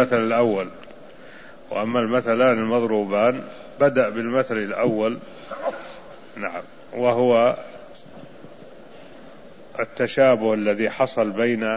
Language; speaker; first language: Arabic; native; Arabic